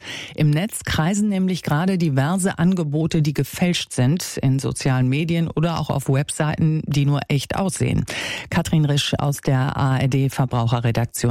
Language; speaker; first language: German; native; German